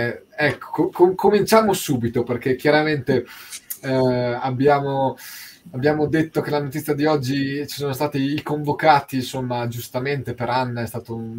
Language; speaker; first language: Italian; native; Italian